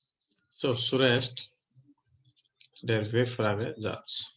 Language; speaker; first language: German; non-native, fluent; Hindi